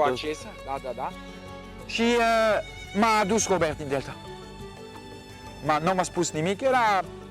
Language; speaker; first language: Romanian; non-native, learner; French